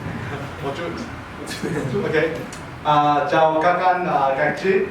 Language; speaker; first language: Vietnamese; non-native, learner; English